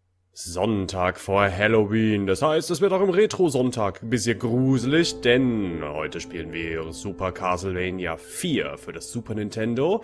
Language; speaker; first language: German; native; German